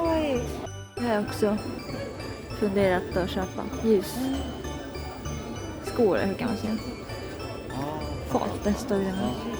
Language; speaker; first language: Swedish; non-native, learner; Japanese